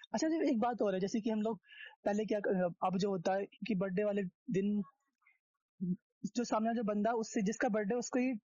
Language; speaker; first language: Hindi; native; Hindi